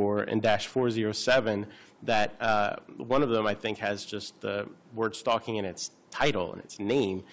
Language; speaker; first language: English; native; English